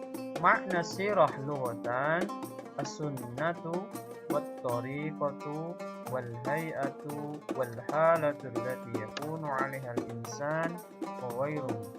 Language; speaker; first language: Arabic; non-native, fluent; Indonesian